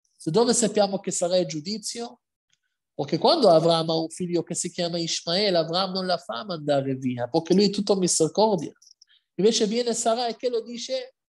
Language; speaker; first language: Italian; non-native, fluent; Hebrew